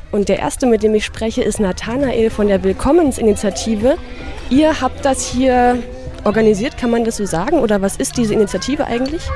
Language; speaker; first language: German; native; German